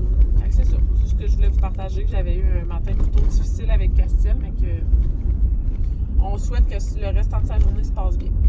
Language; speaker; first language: French; native; French